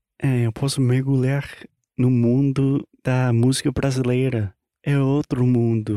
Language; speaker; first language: Portuguese; non-native, fluent; English